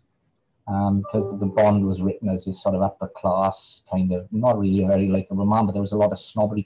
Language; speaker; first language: English; native; English